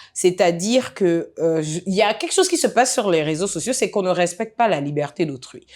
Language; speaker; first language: French; native; French